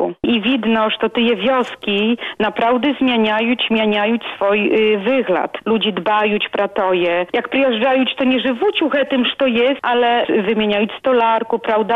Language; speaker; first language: Polish; non-native, local second language; Belarusian